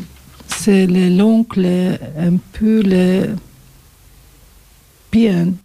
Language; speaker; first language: French; non-native, learner; Turkish